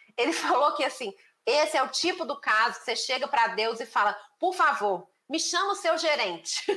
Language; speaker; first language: Portuguese; native; Portuguese